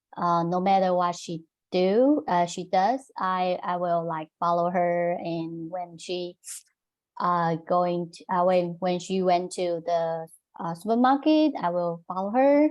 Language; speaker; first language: English; non-native, learner; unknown